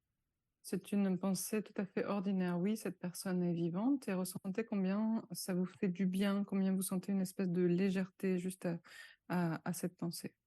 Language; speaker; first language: French; native; French